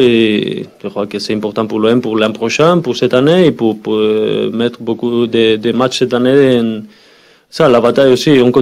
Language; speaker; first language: French; non-native, learner; Spanish